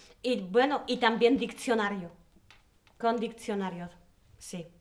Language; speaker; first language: Spanish; non-native, learner; Polish